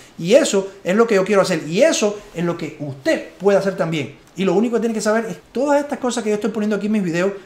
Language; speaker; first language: Spanish; native; Spanish